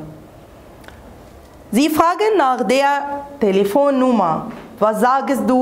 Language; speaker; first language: German; non-native, fluent; Arabic